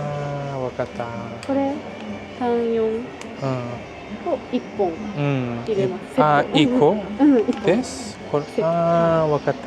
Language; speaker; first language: Japanese; non-native, learner; Portuguese